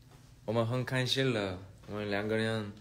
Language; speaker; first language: Chinese; non-native, learner; Korean